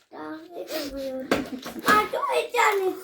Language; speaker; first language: Russian; early bilingual, heritage; Armenian